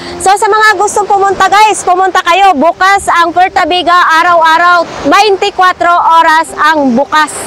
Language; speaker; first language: Filipino; non-native, local second language; Masbatenyo